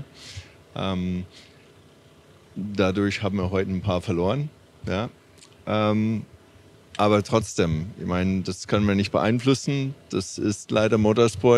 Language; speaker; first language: German; non-native, fluent; English